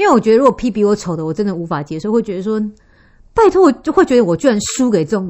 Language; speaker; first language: Chinese; native; Chinese